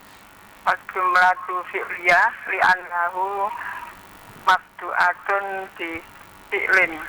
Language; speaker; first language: Arabic; non-native, learner; Indonesian